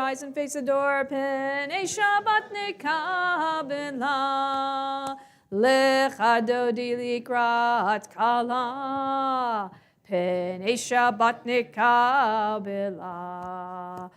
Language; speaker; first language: English; native; English